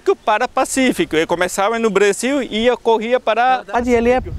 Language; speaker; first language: Portuguese; non-native, fluent; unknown